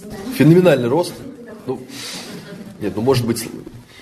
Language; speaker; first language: Russian; native; Russian